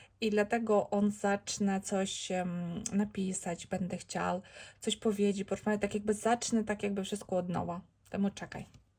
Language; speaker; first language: Polish; non-native, learner; Ukrainian